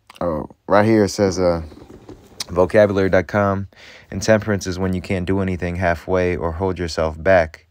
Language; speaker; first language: English; native; English